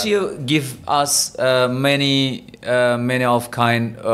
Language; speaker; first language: English; non-native, learner; Indonesian